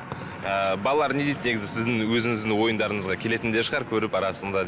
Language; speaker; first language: Kazakh; native; Kazakh